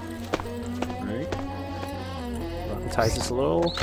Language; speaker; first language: English; native; English